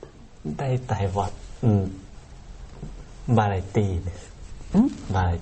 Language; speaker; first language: Japanese; non-native, learner; Thai